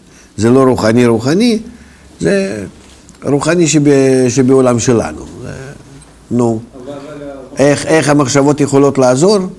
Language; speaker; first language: Hebrew; non-native, fluent; Russian